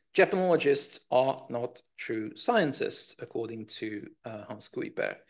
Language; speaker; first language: English; non-native, fluent; Hungarian